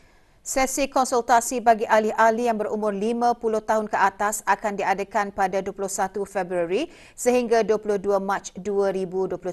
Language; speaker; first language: Malay; native; Malay